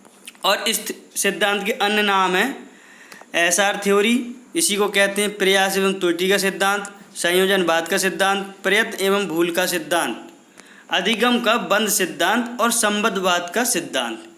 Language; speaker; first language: Hindi; native; Hindi